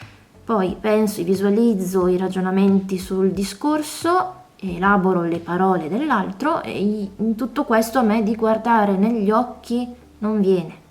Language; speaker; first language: Italian; native; Italian